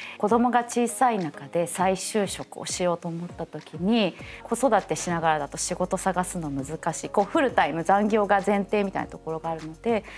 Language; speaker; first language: Japanese; native; Japanese